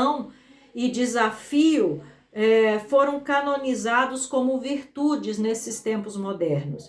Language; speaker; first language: Portuguese; native; Portuguese